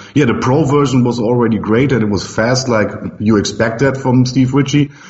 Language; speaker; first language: English; non-native, fluent; German